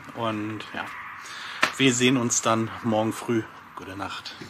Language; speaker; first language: German; native; German